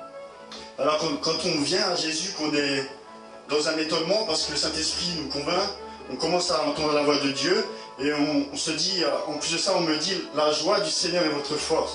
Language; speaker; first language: French; native; French